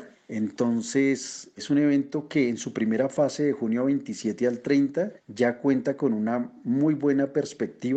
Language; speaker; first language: Spanish; native; Spanish